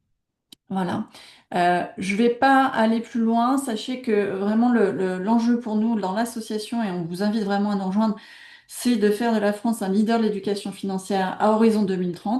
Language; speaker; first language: French; native; French